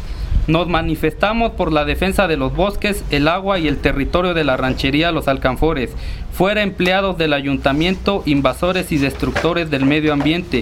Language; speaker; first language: Spanish; native; Spanish